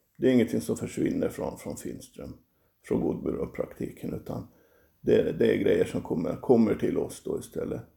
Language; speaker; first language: Swedish; native; Swedish